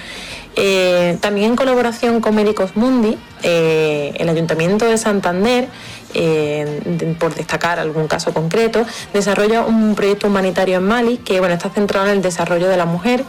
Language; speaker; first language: Spanish; native; Spanish